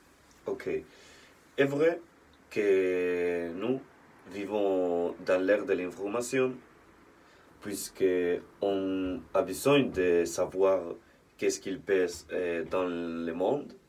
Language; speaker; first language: French; non-native, learner; Spanish